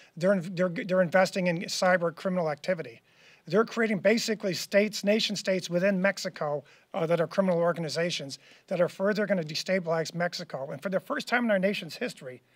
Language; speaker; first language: English; native; English